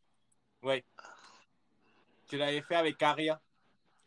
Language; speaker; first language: French; early bilingual, other home language; Spanish